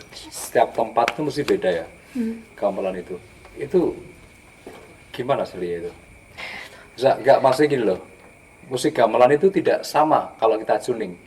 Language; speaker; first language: Indonesian; native; Indonesian